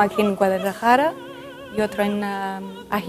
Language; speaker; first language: Spanish; non-native, fluent; French